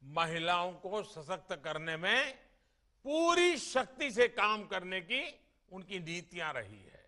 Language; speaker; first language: Hindi; non-native, local second language; Gujarati